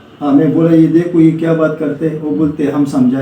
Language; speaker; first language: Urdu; non-native, local second language; Pashto